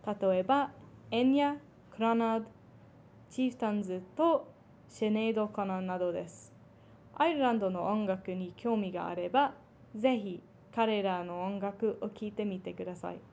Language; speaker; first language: Japanese; non-native, fluent; English